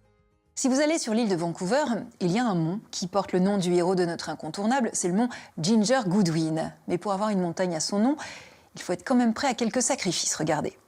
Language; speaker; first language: French; native; French